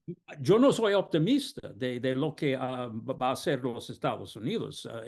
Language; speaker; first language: Spanish; non-native, fluent; English